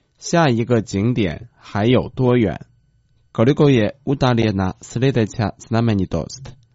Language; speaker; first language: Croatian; non-native, fluent; Chinese